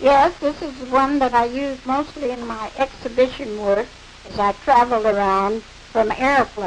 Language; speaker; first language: English; native; English